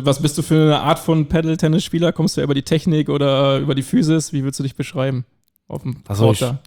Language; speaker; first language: German; native; German